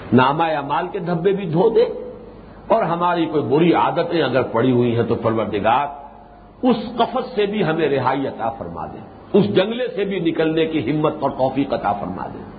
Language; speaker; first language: Urdu; native; Urdu